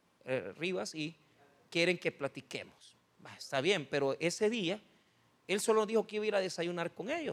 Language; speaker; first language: Spanish; native; Spanish